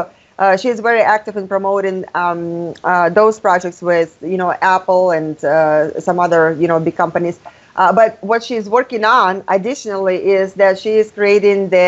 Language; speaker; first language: English; non-native, fluent; Russian